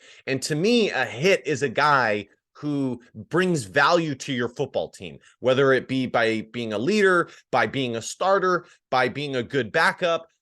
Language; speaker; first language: English; native; English